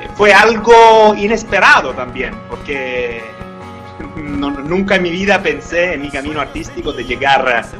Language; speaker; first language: Spanish; non-native, fluent; Italian